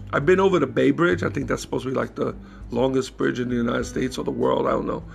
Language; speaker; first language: English; native; English